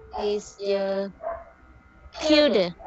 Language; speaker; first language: English; non-native, learner; Vietnamese